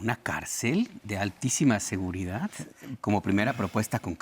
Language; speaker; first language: Spanish; native; Spanish